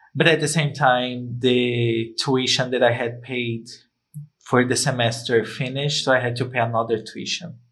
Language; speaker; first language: English; non-native, fluent; Portuguese